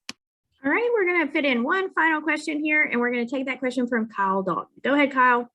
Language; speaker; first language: English; native; English